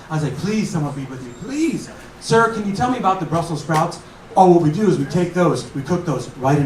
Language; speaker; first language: English; native; English